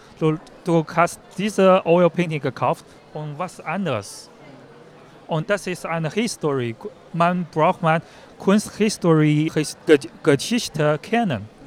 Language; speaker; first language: German; non-native, learner; Chinese